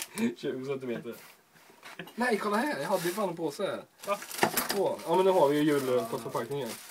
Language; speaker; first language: Swedish; native; Swedish